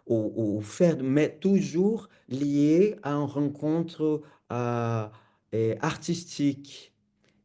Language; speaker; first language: French; non-native, fluent; Portuguese